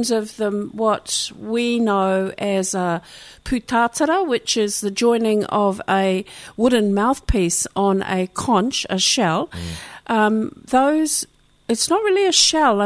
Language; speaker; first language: English; native; English